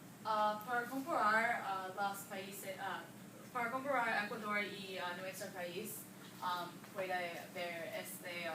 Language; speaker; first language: Spanish; non-native, learner; English